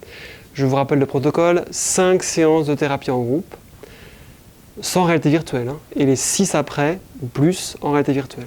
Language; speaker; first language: French; native; French